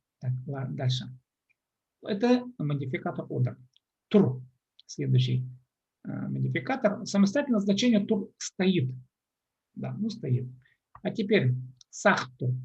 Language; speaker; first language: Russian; non-native, local second language; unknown